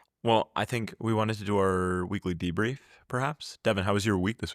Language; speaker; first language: English; native; English